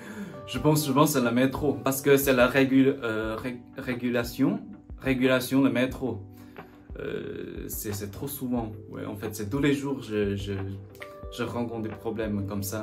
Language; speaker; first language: French; non-native, learner; Chinese